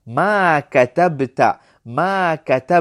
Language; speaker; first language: Arabic; non-native, fluent; English